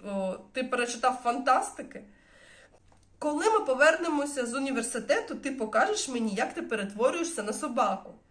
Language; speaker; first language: Ukrainian; non-native, local second language; Russian